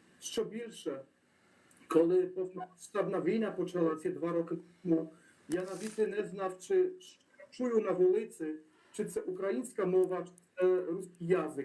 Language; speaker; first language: Ukrainian; non-native, learner; Polish